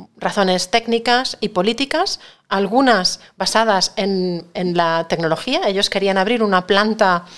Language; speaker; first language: Spanish; native; Spanish